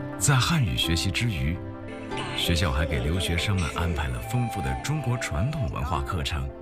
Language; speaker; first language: Chinese; native; Chinese